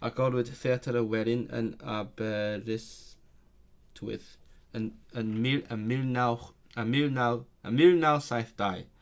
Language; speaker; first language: Welsh; non-native, learner; Cantonese